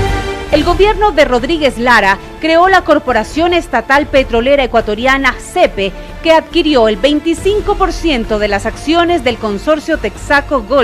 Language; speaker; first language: Spanish; native; Spanish